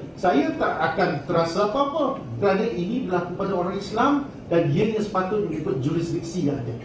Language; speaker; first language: Malay; non-native, local second language; Chinese